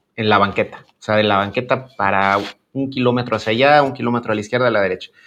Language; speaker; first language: Spanish; native; Spanish